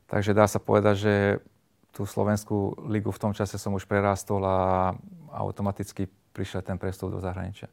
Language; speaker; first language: Slovak; non-native, local second language; Hungarian